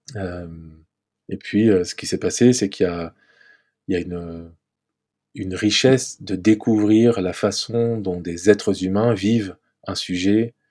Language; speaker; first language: French; native; French